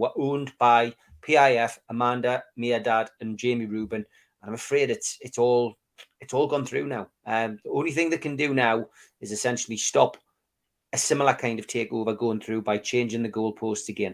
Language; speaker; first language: English; native; English